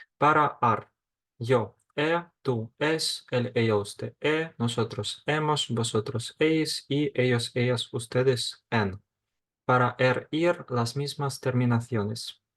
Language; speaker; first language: Spanish; non-native, fluent; Ukrainian